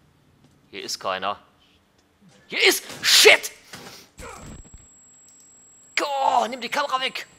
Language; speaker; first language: German; native; German